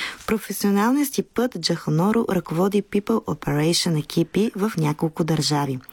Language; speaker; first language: Bulgarian; native; Bulgarian